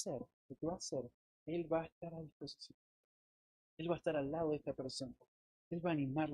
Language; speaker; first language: Spanish; native; Spanish